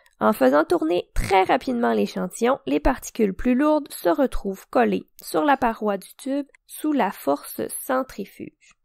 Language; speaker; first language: French; native; French